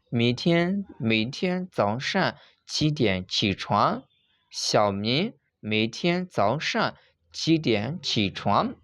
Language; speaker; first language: Chinese; non-native, fluent; Burmese